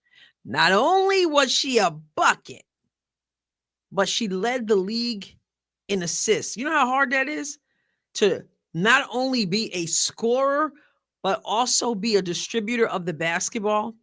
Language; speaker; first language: English; native; English